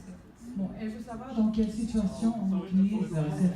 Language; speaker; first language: French; non-native, fluent; Korean